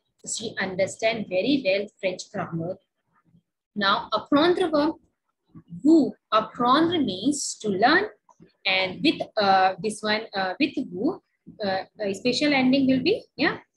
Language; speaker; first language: English; non-native, local second language; Hindi